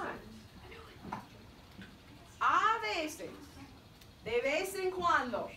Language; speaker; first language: Spanish; non-native, fluent; English